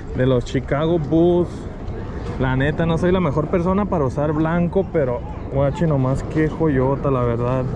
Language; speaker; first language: Spanish; early bilingual, heritage; Spanish